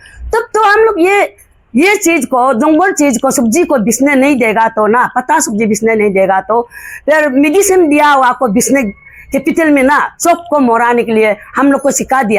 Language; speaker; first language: Hindi; non-native, local second language; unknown